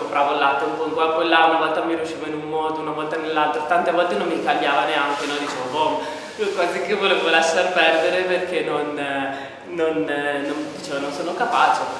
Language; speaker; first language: Italian; native; Italian